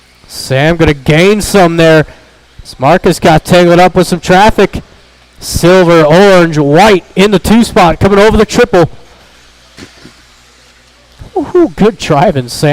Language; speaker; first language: English; native; English